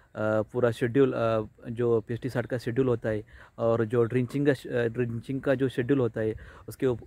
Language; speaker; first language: Hindi; native; Hindi